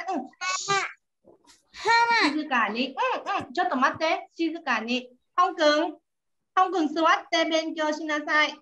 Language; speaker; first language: Japanese; non-native, fluent; Vietnamese